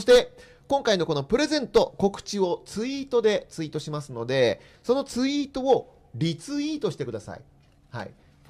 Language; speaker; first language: Japanese; native; Japanese